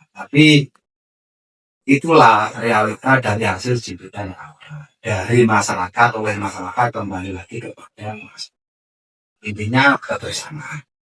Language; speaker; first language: Indonesian; native; Indonesian